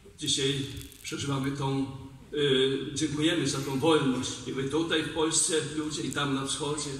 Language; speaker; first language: Polish; non-native, fluent; Belarusian